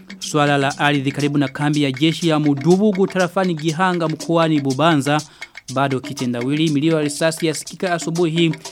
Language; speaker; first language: Swahili; non-native, local second language; Rundi